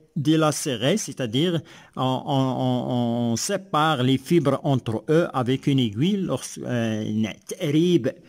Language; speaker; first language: French; non-native, local second language; Arabic